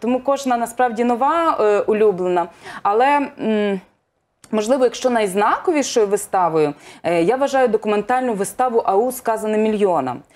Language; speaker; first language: Ukrainian; native; Ukrainian